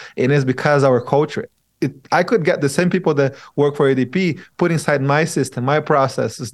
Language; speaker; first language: English; non-native, fluent; Portuguese